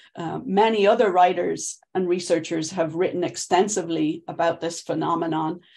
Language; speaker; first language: English; native; English